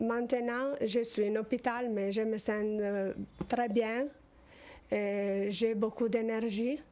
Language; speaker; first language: French; non-native, learner; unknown